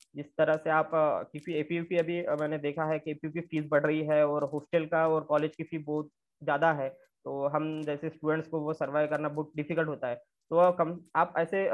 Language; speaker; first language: Hindi; non-native, local second language; Marathi